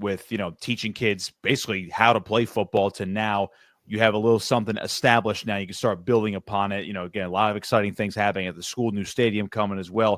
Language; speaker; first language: English; native; English